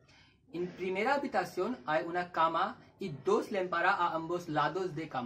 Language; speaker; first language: Spanish; non-native, learner; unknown